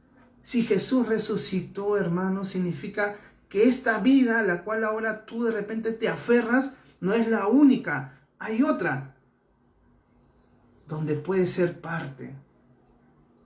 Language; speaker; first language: Spanish; native; Spanish